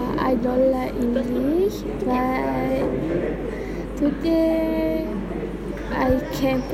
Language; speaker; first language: English; non-native, local second language; Malay